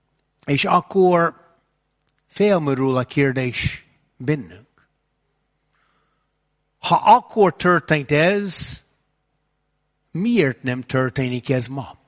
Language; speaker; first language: Hungarian; non-native, fluent; English